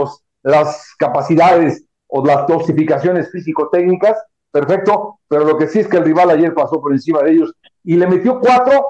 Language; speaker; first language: Spanish; native; Spanish